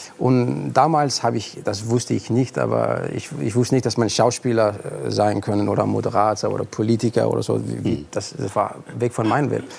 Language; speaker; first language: German; non-native, fluent; Arabic